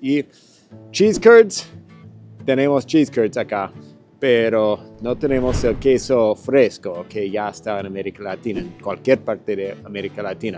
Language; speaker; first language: Spanish; non-native, fluent; English